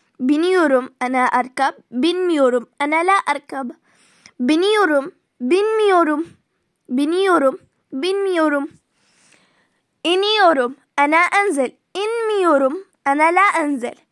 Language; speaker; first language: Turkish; non-native, fluent; Arabic